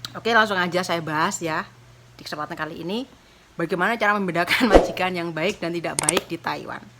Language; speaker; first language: Indonesian; non-native, local second language; Javanese